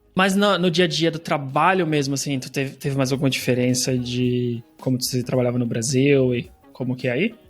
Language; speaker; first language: Portuguese; native; Portuguese